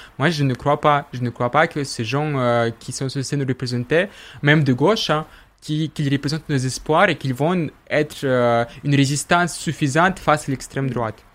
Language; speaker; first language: French; non-native, fluent; Russian